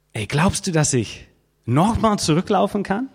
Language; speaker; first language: German; non-native, fluent; English